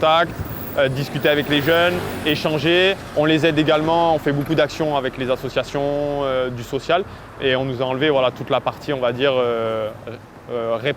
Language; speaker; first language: French; native; French